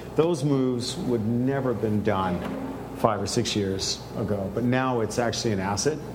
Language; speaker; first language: English; native; English